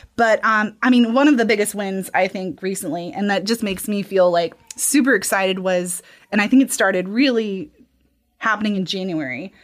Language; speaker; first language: English; native; English